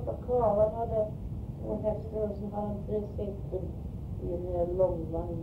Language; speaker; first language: Swedish; early bilingual, heritage; Swedish